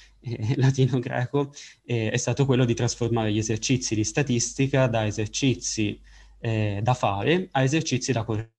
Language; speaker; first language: Italian; native; Italian